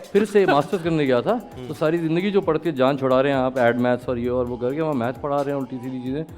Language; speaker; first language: Urdu; native; Urdu